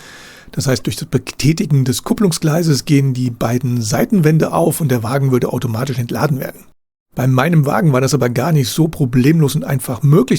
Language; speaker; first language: German; native; German